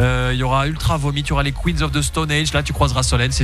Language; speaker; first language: French; native; French